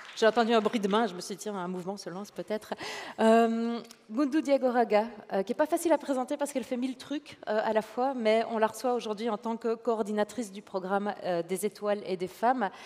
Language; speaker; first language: French; native; French